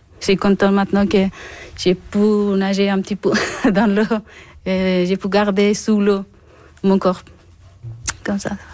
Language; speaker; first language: French; non-native, learner; Persian